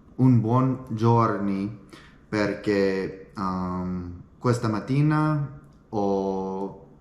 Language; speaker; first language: Italian; non-native, learner; English